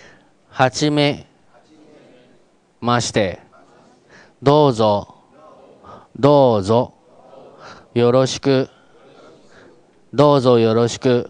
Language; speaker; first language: Japanese; non-native, fluent; Chinese